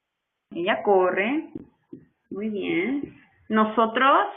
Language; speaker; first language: Spanish; non-native, fluent; English